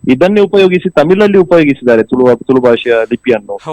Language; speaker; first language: Kannada; non-native, local second language; Tulu